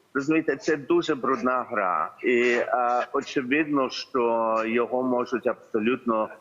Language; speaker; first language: Ukrainian; early bilingual, heritage; Ukrainian